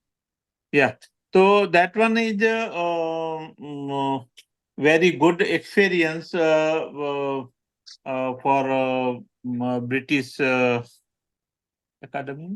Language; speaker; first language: English; non-native, learner; Gujarati